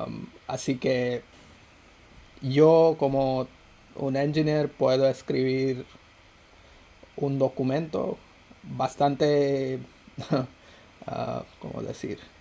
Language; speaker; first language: Spanish; non-native, fluent; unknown